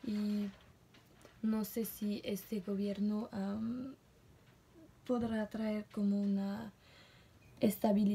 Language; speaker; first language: Spanish; non-native, learner; French